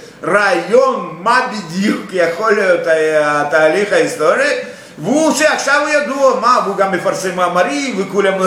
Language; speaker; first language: Hebrew; non-native, fluent; Russian